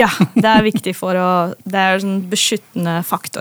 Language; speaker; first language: Norwegian; non-native, fluent; Dutch